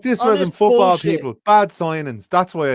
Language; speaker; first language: English; native; English